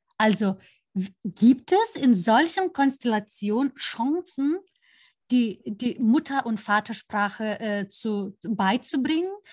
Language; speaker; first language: German; non-native, fluent; Lithuanian